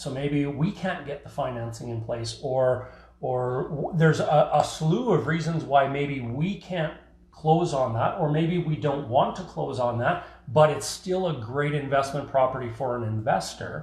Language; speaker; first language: English; native; English